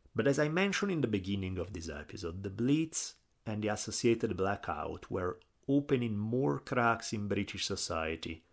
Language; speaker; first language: English; non-native, fluent; Italian